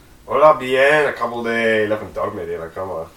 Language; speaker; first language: Spanish; non-native, learner; English